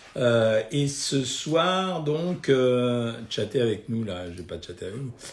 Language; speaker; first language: French; native; French